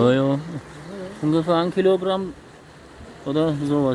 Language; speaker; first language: German; non-native, learner; Turkish